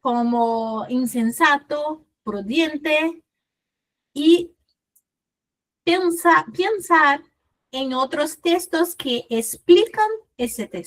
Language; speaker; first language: Spanish; non-native, fluent; Portuguese